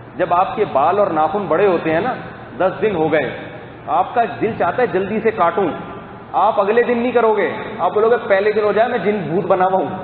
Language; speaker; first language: Urdu; native; Urdu